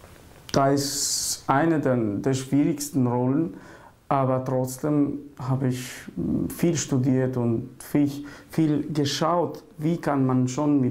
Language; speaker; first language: German; non-native, learner; Albanian